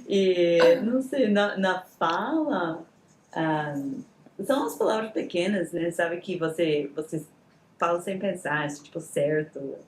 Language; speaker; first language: Portuguese; non-native, fluent; English